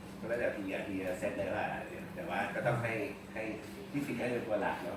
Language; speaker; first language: Thai; native; Thai